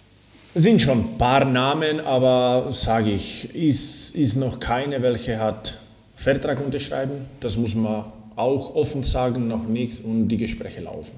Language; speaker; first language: German; non-native, fluent; Slovak